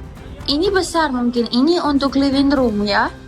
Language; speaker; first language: Indonesian; non-native, learner; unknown